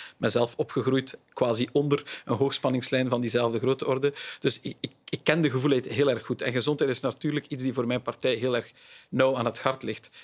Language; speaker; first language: Dutch; native; Dutch